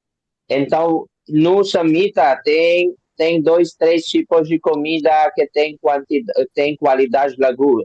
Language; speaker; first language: Portuguese; non-native, learner; Hindi